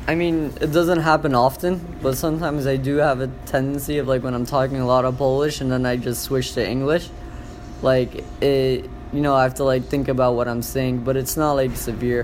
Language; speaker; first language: English; early bilingual, other home language; Polish